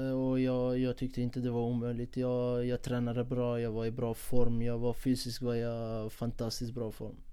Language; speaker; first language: Swedish; non-native, fluent; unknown